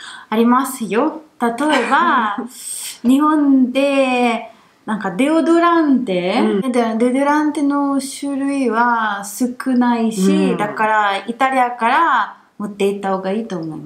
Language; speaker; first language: Japanese; non-native, fluent; Italian